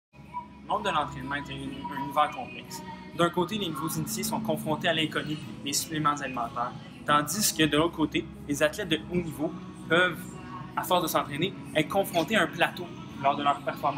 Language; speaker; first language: French; native; French